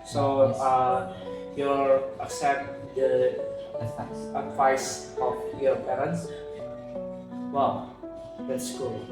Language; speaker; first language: English; non-native, learner; Indonesian